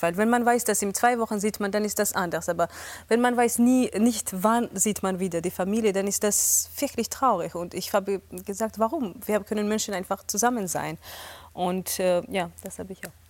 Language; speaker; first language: German; non-native, fluent; Georgian